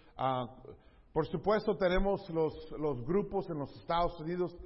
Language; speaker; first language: Spanish; early bilingual, heritage; Spanish